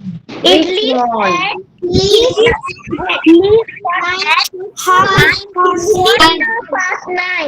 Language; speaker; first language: English; non-native, local second language; Tamil